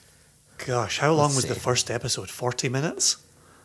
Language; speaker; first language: English; native; English